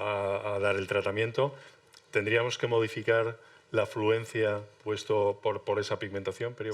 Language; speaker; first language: Spanish; native; Spanish